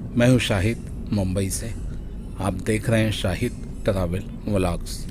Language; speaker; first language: Hindi; native; Hindi